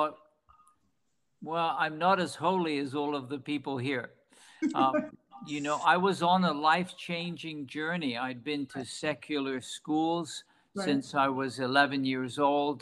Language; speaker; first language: English; native; English